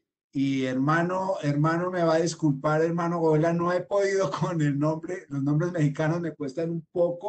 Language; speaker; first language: Spanish; native; Spanish